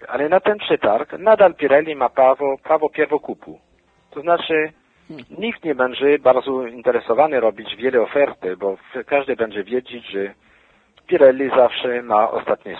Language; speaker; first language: Polish; non-native, fluent; French